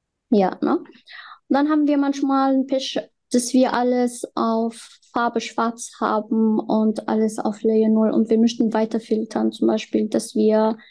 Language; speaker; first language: German; non-native, fluent; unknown